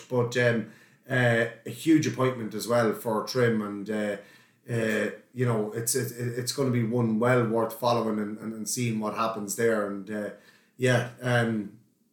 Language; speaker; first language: English; native; English